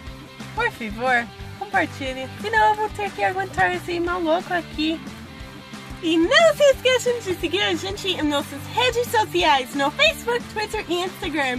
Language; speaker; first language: Portuguese; non-native, fluent; English